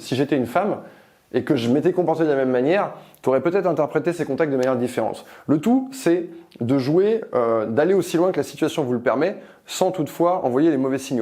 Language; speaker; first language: French; native; French